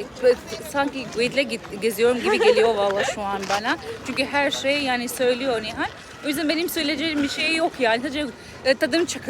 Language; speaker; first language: Turkish; non-native, fluent; Albanian